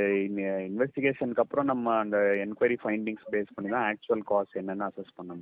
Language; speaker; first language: Tamil; native; Tamil